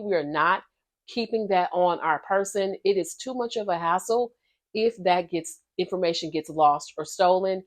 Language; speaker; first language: English; native; English